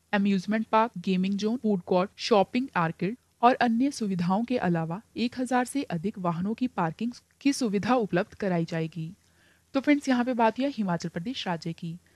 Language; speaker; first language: Hindi; native; Hindi